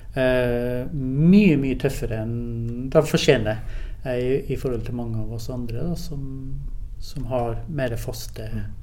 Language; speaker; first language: Norwegian; early bilingual, other home language; English